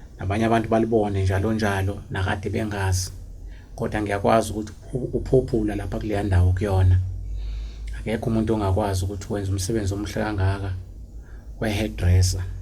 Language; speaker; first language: Zulu; native; Zulu